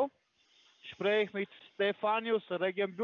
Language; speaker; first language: German; non-native, learner; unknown